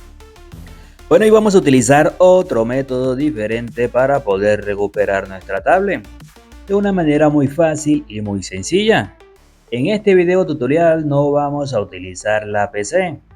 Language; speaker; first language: Spanish; native; Spanish